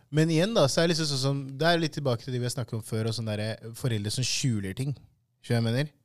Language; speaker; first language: Norwegian; early bilingual, other home language; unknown